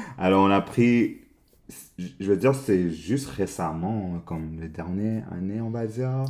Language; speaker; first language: French; early bilingual, other home language; English